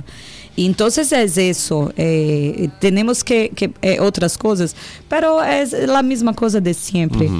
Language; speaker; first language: Spanish; non-native, learner; Portuguese